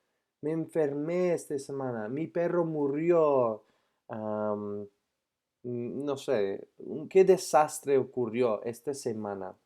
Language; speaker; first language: Spanish; non-native, fluent; English